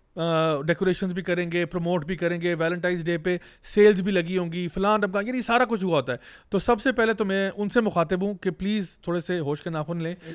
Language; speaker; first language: Urdu; native; Urdu